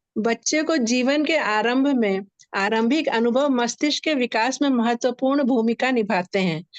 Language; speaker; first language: Hindi; native; Hindi